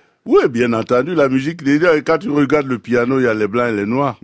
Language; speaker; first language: French; non-native, local second language; Duala